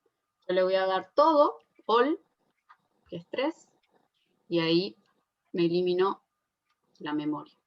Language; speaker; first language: Spanish; native; Spanish